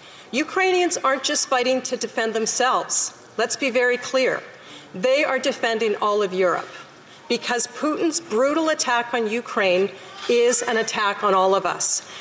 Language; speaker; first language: English; native; English